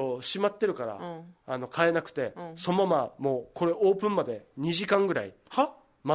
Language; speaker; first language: Japanese; native; Japanese